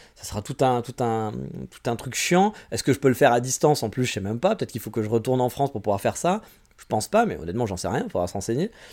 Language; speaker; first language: French; native; French